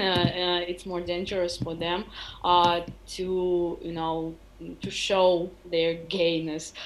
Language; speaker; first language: English; non-native, fluent; Russian